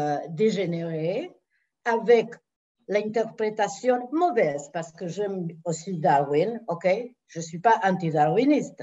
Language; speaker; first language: French; non-native, fluent; Spanish